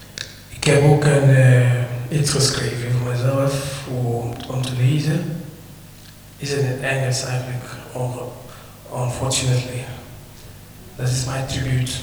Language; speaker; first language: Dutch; non-native, learner; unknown